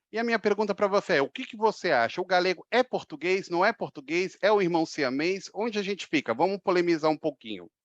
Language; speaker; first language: Portuguese; native; Portuguese